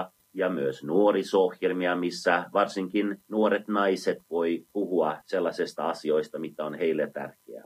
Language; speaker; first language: Finnish; non-native, fluent; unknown